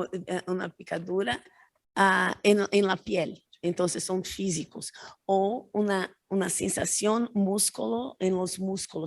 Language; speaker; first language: Spanish; non-native, learner; Portuguese